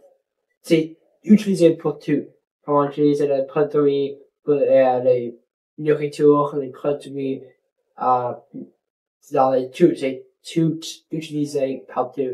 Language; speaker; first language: French; non-native, local second language; English